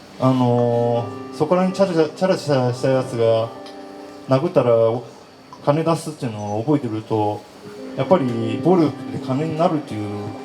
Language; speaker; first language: Japanese; non-native, fluent; Chinese